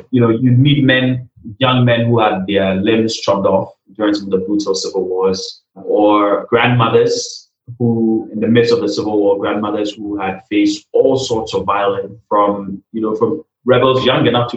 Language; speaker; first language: English; non-native, local second language; Akan